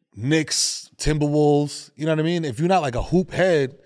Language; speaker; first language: English; native; English